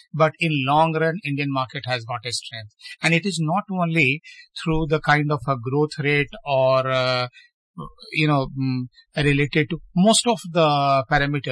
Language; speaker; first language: English; non-native, local second language; Hindi